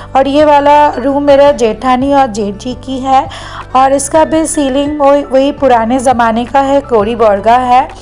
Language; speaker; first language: Hindi; non-native, local second language; Bangla